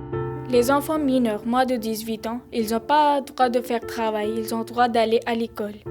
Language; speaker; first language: French; non-native, learner; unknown